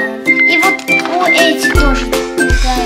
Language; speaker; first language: Russian; early bilingual, heritage; Russian